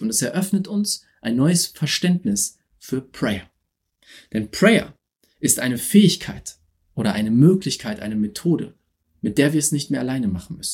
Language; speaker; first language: German; native; German